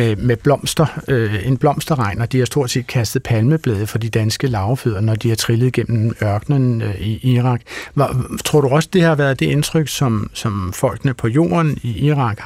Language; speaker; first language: Danish; native; Danish